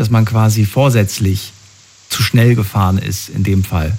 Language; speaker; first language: German; native; German